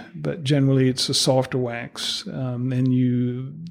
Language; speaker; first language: English; native; English